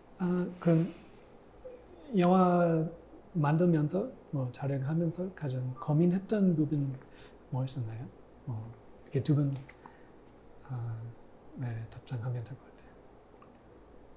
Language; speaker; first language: Korean; non-native, fluent; English